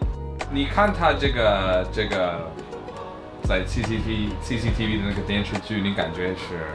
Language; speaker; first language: Chinese; non-native, fluent; English